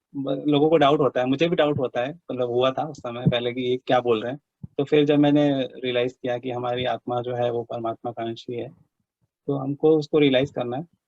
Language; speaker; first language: Hindi; native; Hindi